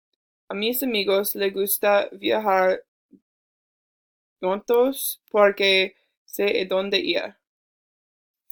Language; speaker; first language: Spanish; non-native, learner; English